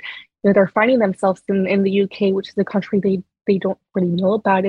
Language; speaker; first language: English; non-native, fluent; French